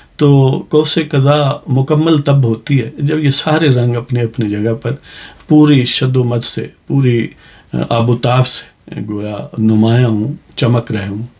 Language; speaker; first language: Urdu; non-native, local second language; Punjabi